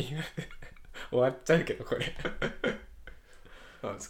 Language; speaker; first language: Japanese; native; Japanese